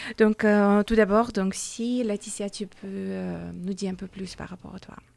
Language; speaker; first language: French; non-native, learner; Persian